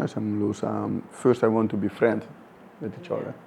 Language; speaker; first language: English; non-native, fluent; Dutch